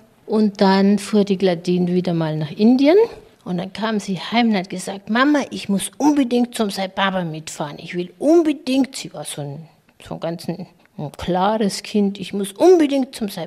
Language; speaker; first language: German; native; German